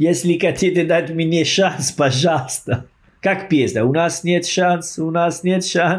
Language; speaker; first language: Russian; non-native, learner; Italian